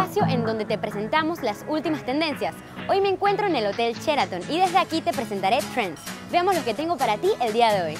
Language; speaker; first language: Spanish; native; Spanish